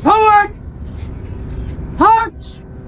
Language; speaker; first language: English; native; English